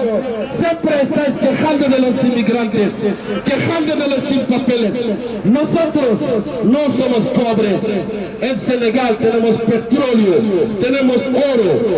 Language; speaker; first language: Spanish; non-native, fluent; Wolof